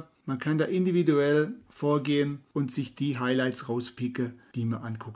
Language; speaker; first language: German; native; German